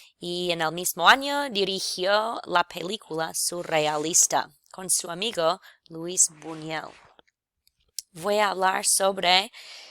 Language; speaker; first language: Spanish; non-native, fluent; English